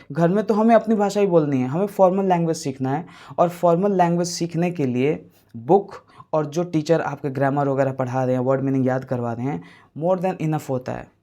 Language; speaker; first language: Hindi; native; Hindi